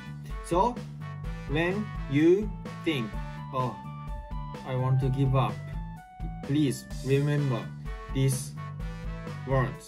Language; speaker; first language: English; non-native, learner; Japanese